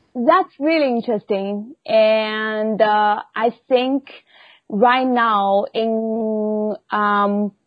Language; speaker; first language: English; non-native, fluent; Chinese